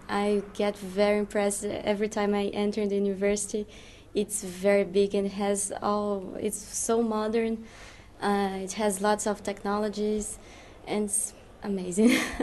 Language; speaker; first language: English; non-native, fluent; Portuguese